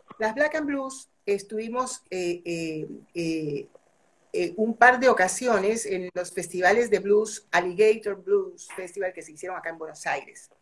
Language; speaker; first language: Spanish; native; Spanish